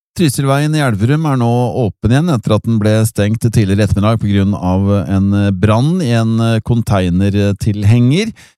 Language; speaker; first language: Norwegian; native; Norwegian